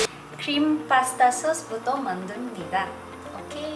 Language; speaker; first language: Korean; non-native, learner; Cebuano